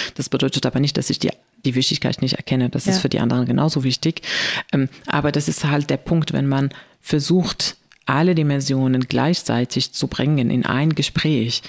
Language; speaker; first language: German; non-native, fluent; Arabic